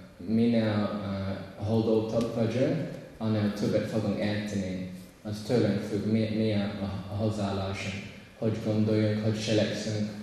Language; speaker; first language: Hungarian; non-native, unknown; English